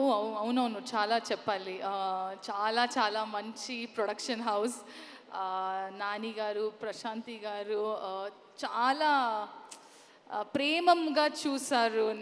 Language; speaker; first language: Telugu; non-native, learner; Kannada